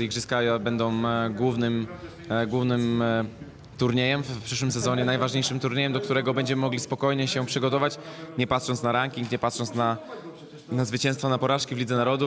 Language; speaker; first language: Polish; native; Polish